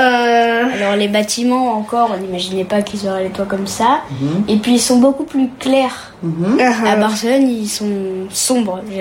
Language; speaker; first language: French; early bilingual, heritage; French